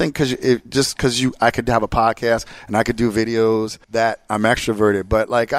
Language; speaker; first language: English; native; English